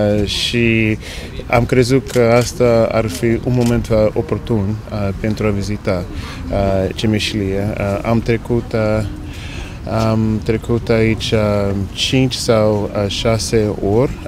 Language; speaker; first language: Romanian; non-native, fluent; English